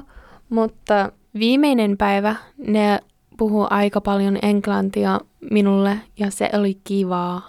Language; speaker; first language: Finnish; non-native, learner; English